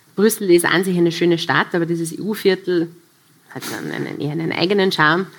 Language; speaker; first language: German; native; German